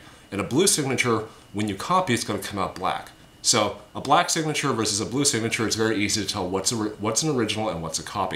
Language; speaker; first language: English; native; English